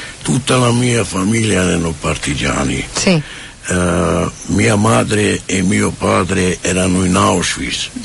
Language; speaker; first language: Italian; non-native, fluent; Romany